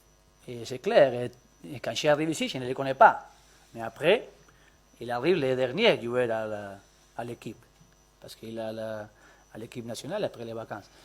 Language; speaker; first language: French; non-native, learner; Spanish